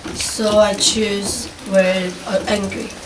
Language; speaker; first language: English; non-native, learner; Korean